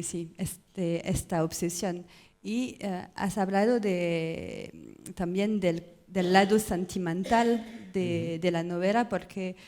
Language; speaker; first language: Spanish; non-native, learner; French